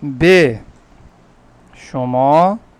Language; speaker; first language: Persian; non-native, fluent; Urdu